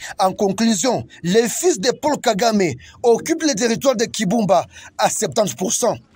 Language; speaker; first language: French; non-native, local second language; Swahili